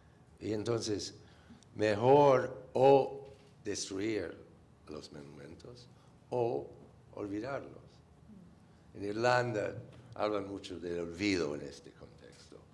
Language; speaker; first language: Spanish; non-native, fluent; English